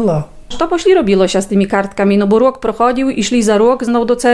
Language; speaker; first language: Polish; non-native, local second language; Ukrainian